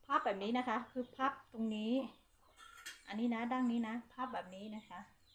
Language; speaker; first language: Thai; non-native, local second language; Hmong